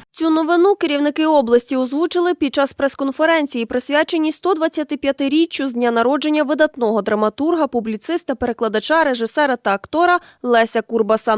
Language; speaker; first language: Ukrainian; native; Ukrainian